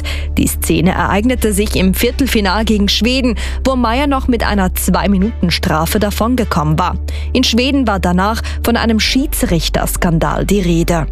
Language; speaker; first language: German; native; German